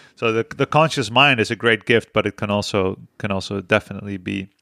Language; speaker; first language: English; non-native, fluent; Dutch